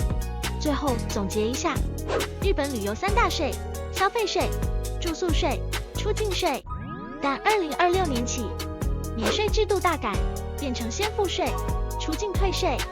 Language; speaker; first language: Chinese; native; Chinese